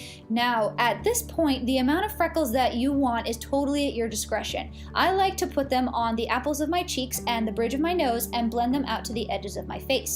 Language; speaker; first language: English; native; English